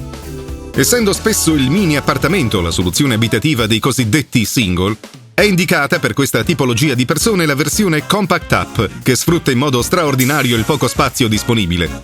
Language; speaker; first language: Italian; native; Italian